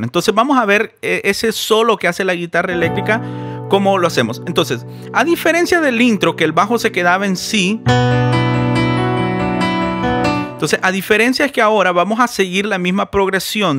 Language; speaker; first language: Spanish; native; Spanish